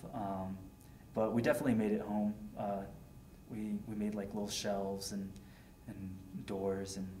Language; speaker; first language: English; native; English